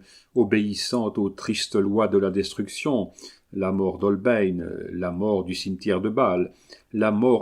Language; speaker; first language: French; native; French